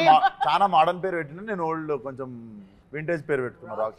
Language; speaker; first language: Telugu; native; Telugu